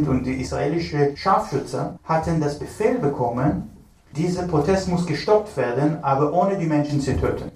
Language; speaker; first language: German; non-native, fluent; Hebrew